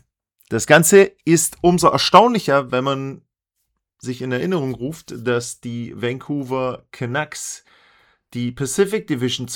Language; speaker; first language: German; native; German